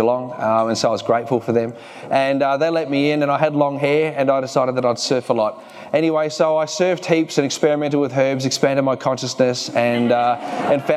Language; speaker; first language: English; native; English